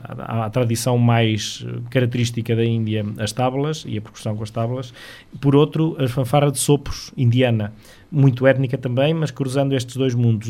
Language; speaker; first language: Portuguese; native; Portuguese